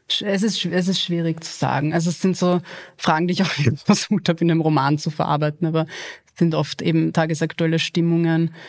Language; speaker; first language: German; early bilingual, other home language; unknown